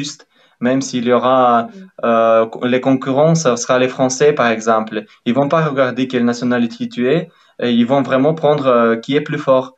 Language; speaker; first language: French; non-native, fluent; Ukrainian